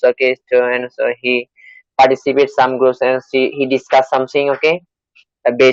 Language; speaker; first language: English; non-native, learner; Bangla